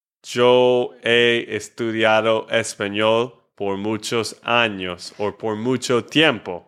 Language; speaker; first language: Spanish; non-native, learner; English